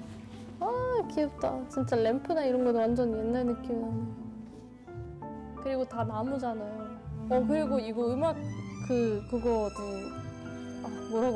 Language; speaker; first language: Korean; non-native, fluent; German